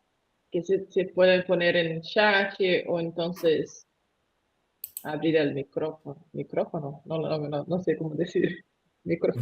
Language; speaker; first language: Spanish; non-native, learner; Portuguese